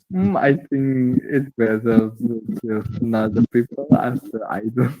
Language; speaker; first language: English; non-native, learner; Indonesian